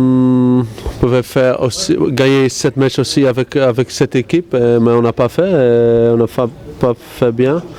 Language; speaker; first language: French; non-native, learner; Dutch